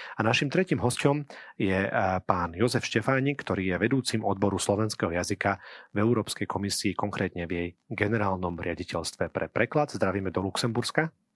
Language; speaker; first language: Slovak; native; Slovak